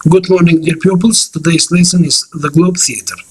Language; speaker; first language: English; non-native, fluent; Albanian